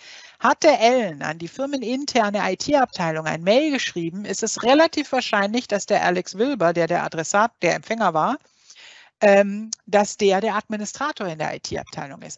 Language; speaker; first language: German; native; German